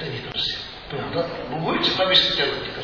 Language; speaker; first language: Russian; non-native, learner; Tibetan